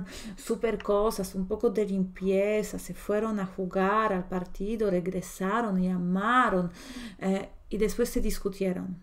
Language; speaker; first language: Spanish; non-native, fluent; Polish